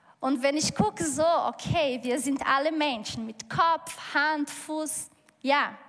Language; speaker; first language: German; non-native, learner; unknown